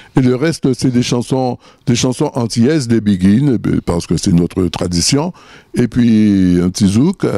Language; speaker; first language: French; native; French